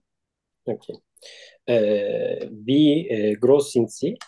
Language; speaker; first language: German; non-native, learner; Turkish